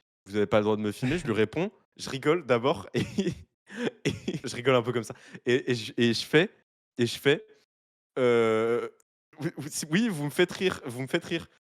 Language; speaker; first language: French; native; French